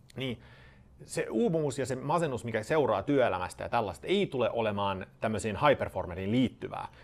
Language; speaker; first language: Finnish; non-native, fluent; Swedish